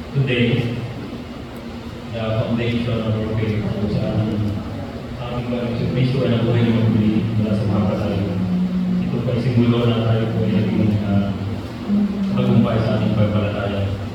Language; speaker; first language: Filipino; non-native, local second language; Bikol